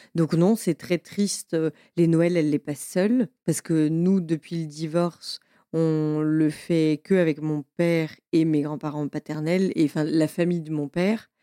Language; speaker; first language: French; native; French